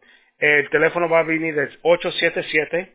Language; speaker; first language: Spanish; early bilingual, heritage; Spanish